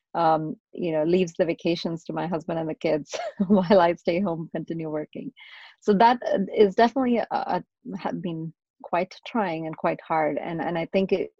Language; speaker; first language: English; non-native, local second language; Tamil